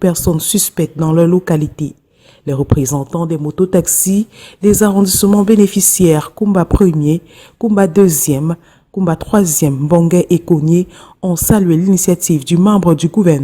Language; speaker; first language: French; native; French